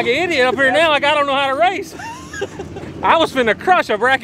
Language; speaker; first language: English; native; English